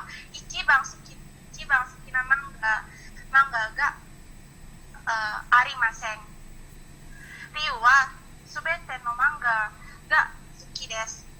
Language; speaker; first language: Japanese; non-native, learner; Indonesian